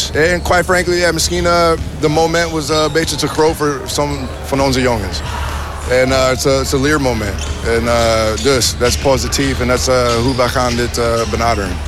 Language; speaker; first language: Dutch; non-native, learner; English